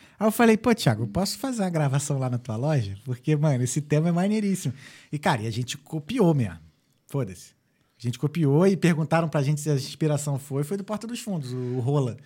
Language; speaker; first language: Portuguese; native; Portuguese